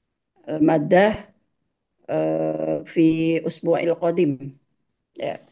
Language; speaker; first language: Arabic; non-native, fluent; Indonesian